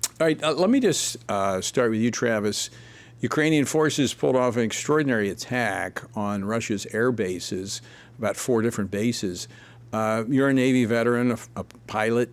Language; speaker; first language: English; native; English